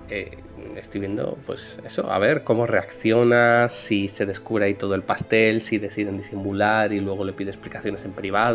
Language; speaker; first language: Spanish; native; Spanish